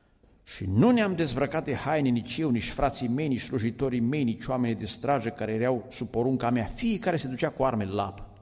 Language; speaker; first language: Romanian; native; Romanian